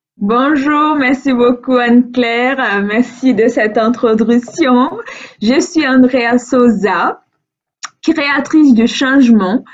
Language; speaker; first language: French; non-native, fluent; Portuguese